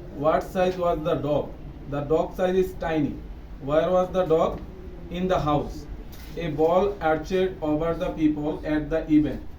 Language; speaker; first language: English; non-native, local second language; Bangla